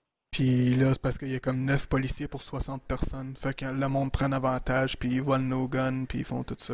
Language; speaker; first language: French; native; French